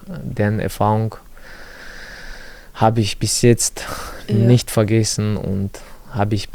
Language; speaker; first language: German; non-native, learner; Chechen